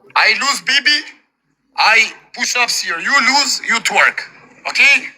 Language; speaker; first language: English; non-native, learner; Albanian